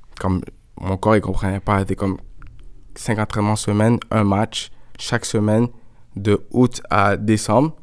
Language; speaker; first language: French; native; French